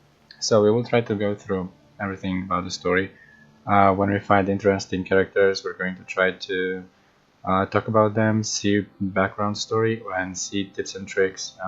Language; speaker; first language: English; non-native, fluent; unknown